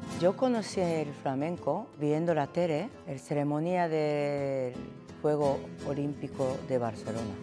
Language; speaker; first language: Spanish; non-native, fluent; Japanese